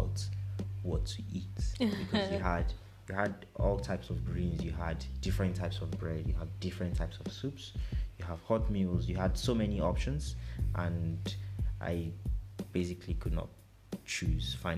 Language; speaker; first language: English; non-native, local second language; Yoruba